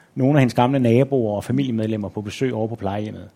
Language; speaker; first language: Danish; native; Danish